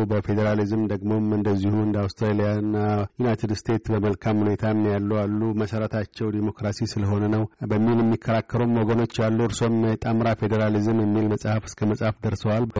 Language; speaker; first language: Amharic; native; Amharic